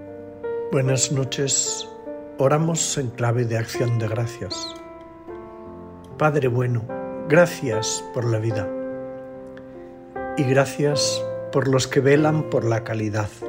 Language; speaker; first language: Spanish; native; Spanish